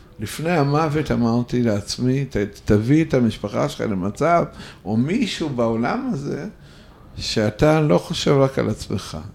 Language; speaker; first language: Hebrew; non-native, fluent; Russian